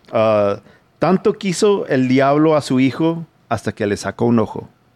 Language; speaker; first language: Spanish; early bilingual, heritage; Spanish